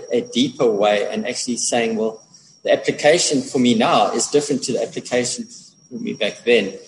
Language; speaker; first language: English; native; English